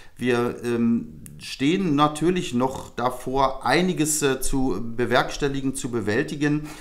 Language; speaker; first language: German; native; German